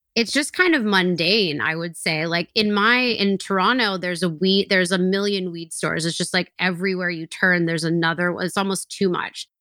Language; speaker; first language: English; native; English